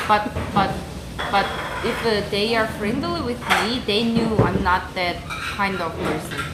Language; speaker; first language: English; non-native, learner; Korean